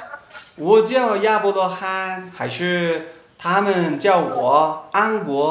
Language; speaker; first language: Chinese; non-native, fluent; Amharic